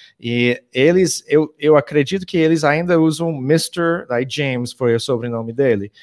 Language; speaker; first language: Portuguese; non-native, fluent; English